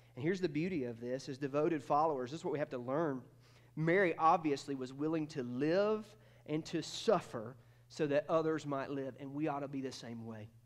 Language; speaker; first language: English; native; English